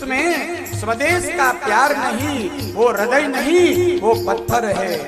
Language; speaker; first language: Hindi; non-native, local second language; Gujarati